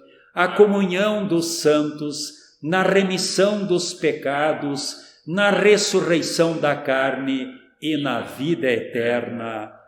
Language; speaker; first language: Portuguese; native; Portuguese